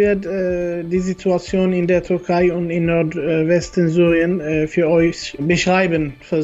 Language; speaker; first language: German; non-native, learner; Arabic